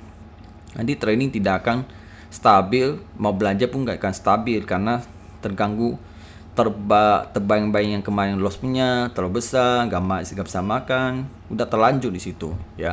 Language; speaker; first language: Indonesian; native; Indonesian